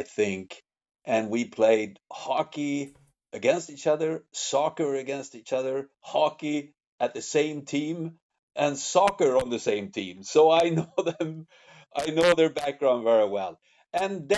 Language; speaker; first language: English; non-native, fluent; Swedish